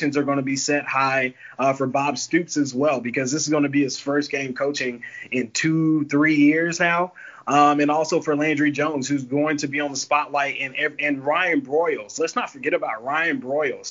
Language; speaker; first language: English; native; English